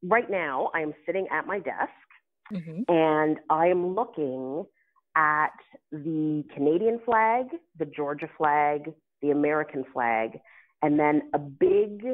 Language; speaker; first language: English; native; English